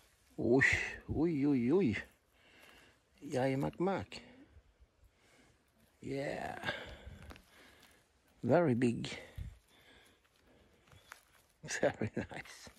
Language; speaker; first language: Swedish; non-native, learner; Thai